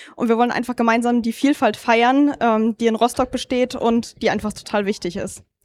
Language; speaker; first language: German; native; German